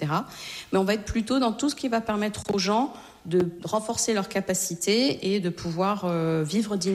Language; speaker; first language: French; native; French